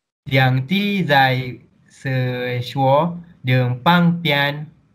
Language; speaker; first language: Chinese; non-native, learner; Malay